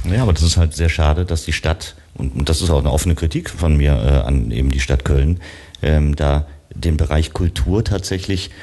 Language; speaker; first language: German; native; German